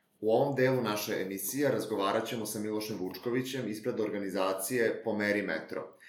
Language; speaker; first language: Serbian; native; Serbian